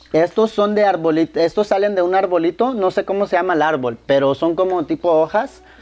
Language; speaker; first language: Spanish; early bilingual, heritage; Spanish